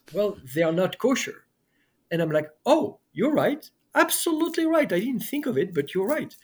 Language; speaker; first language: English; non-native, fluent; French